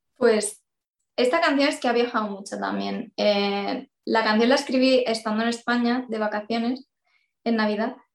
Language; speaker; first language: Spanish; native; Spanish